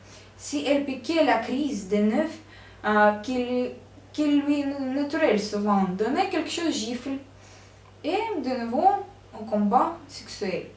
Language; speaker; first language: French; non-native, learner; Russian